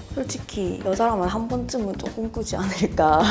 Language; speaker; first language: Korean; non-native, fluent; Mongolian